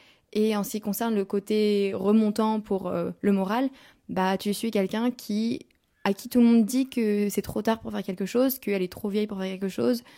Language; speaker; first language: French; native; French